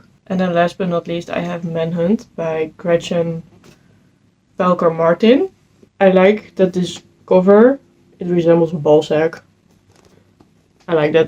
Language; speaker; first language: English; non-native, fluent; Dutch